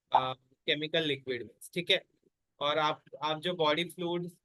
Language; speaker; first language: Hindi; non-native, local second language; Marathi